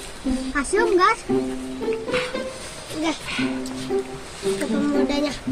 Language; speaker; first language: Indonesian; non-native, local second language; Sundanese